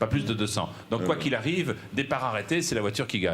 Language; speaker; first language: French; native; French